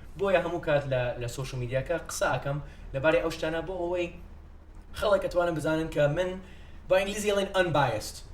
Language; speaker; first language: Central Kurdish; non-native, fluent; English